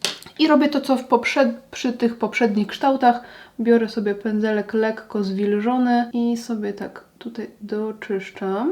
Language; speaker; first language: Polish; native; Polish